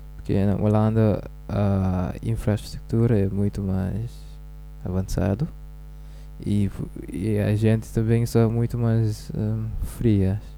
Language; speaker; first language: Portuguese; non-native, learner; Dutch